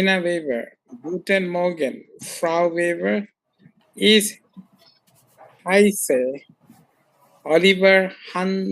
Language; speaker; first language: German; non-native, learner; Bangla